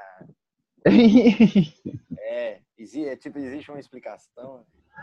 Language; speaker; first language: French; non-native, learner; Portuguese